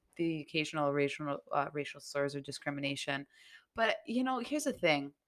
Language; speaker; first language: English; early bilingual, other home language; Portuguese